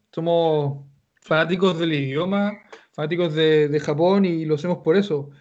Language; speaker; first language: Spanish; native; Spanish